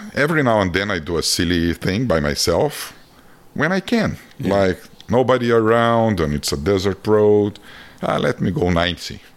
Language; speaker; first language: English; non-native, fluent; Portuguese